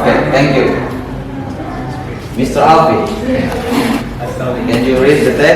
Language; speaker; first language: English; non-native, learner; Indonesian